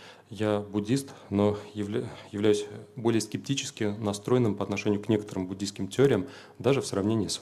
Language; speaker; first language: Russian; native; Russian